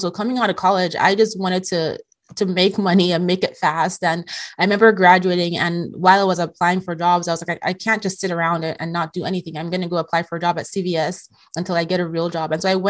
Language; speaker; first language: English; non-native, local second language; Yoruba